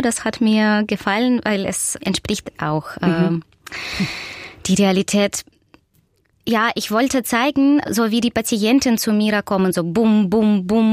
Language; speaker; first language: German; non-native, fluent; Russian